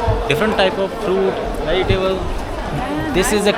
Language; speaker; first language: English; non-native, learner; Hindi